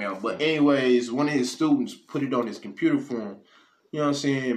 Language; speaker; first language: English; native; English